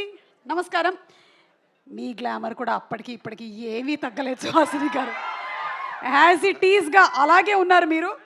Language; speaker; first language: Telugu; native; Telugu